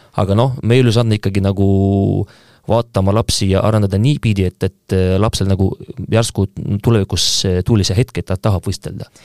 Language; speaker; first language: Estonian; non-native, local second language; Russian